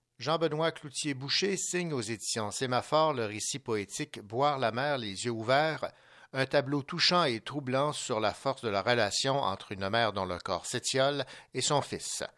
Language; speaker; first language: French; native; French